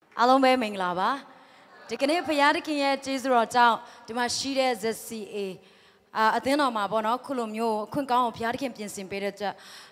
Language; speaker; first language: Burmese; non-native, local second language; Tedim Chin